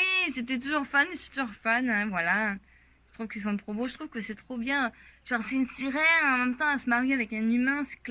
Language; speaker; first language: French; native; French